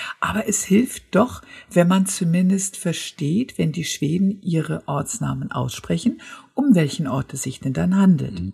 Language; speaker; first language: German; native; German